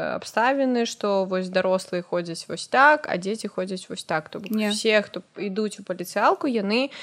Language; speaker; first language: Belarusian; non-native, local second language; Russian